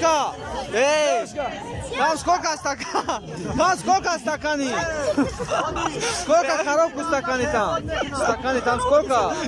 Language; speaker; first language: Russian; non-native, learner; Tajik